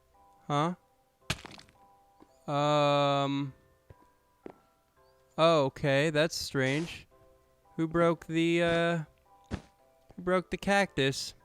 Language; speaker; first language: English; native; English